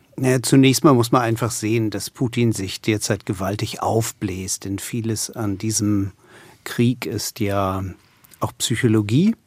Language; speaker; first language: German; native; German